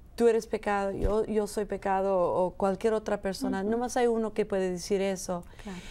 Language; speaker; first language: Spanish; early bilingual, heritage; Spanish